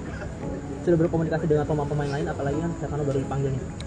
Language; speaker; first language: Indonesian; native; Indonesian